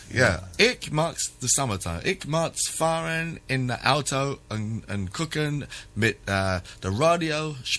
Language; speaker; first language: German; non-native, learner; English